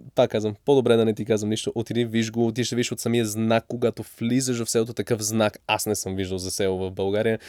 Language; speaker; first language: Bulgarian; early bilingual, heritage; English